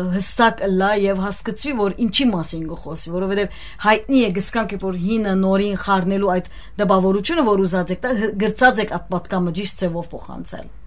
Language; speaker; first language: Armenian; early bilingual, heritage; Armenian